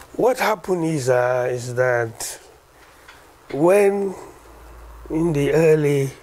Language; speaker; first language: English; non-native, local second language; Wolof